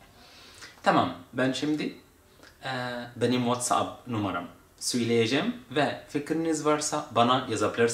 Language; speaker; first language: Turkish; non-native, fluent; Arabic